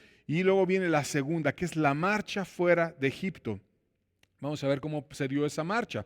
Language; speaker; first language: Spanish; native; Spanish